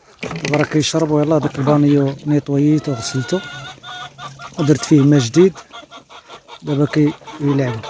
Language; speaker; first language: Arabic; native; Arabic